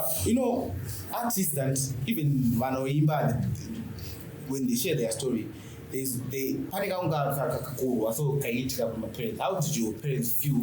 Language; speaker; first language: English; non-native, local second language; Shona